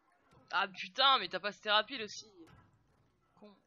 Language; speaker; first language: French; native; French